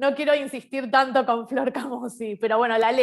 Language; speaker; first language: Spanish; native; Spanish